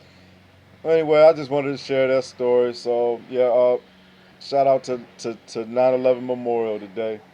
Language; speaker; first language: English; native; English